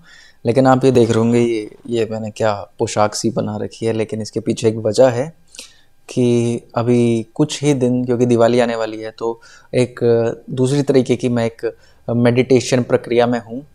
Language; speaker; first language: Hindi; native; Hindi